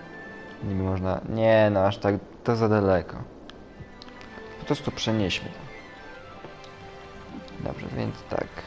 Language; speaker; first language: Polish; native; Polish